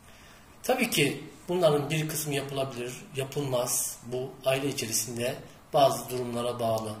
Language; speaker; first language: Turkish; native; Turkish